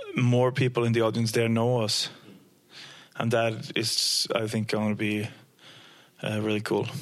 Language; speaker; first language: English; non-native, fluent; Norwegian